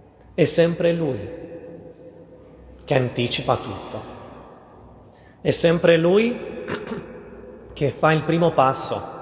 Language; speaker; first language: Italian; non-native, fluent; Portuguese